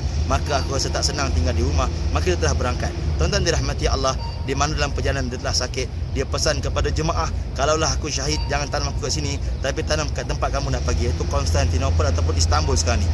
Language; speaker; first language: Malay; native; Malay